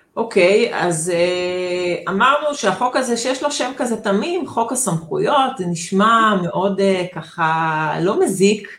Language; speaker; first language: Hebrew; native; Hebrew